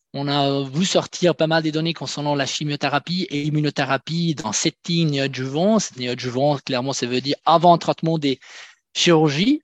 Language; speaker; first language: French; non-native, fluent; Italian